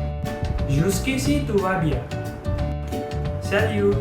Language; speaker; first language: French; non-native, learner; Gujarati